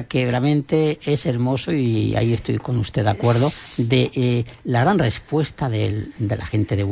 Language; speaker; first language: Spanish; native; Spanish